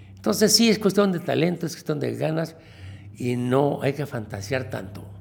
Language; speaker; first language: Spanish; native; Spanish